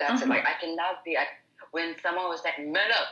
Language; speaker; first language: English; non-native, fluent; Arabic